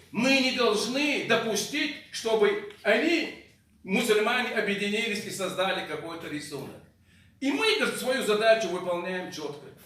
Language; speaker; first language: Russian; non-native, local second language; Chechen